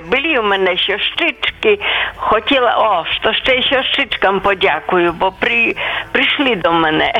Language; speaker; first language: Polish; non-native, local second language; Belarusian